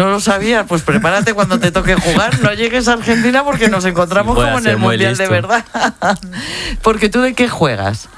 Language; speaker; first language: Spanish; native; Spanish